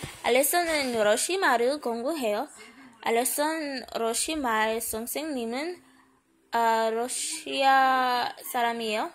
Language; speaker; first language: Korean; non-native, learner; English